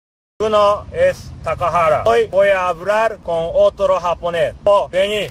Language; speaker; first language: Spanish; non-native, fluent; Japanese